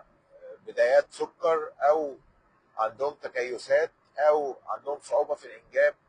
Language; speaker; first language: Arabic; native; Arabic